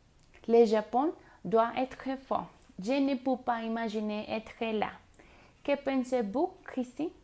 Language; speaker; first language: French; non-native, learner; Spanish